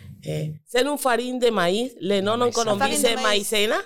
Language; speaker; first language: French; non-native, learner; Spanish